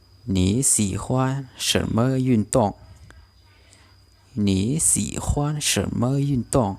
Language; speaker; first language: Chinese; non-native, learner; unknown